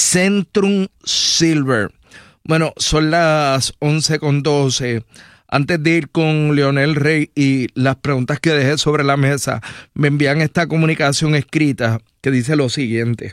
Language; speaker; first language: Spanish; native; Spanish